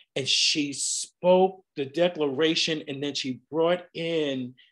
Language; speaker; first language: English; native; English